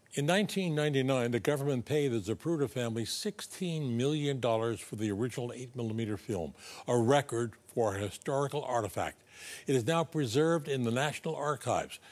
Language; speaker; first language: English; native; English